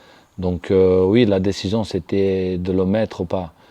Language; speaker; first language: French; non-native, fluent; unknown